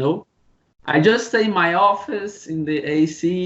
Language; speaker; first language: English; non-native, learner; Portuguese